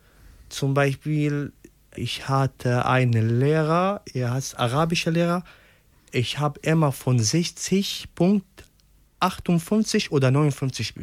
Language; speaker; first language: German; non-native, learner; Arabic